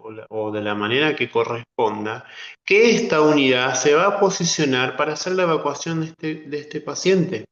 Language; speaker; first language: Spanish; native; Spanish